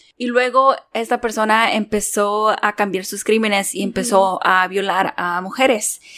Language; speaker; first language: Spanish; early bilingual, heritage; Spanish